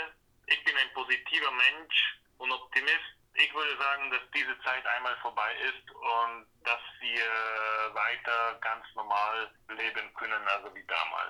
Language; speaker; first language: German; non-native, fluent; Slovak